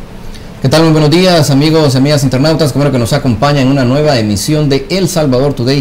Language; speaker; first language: Spanish; native; Spanish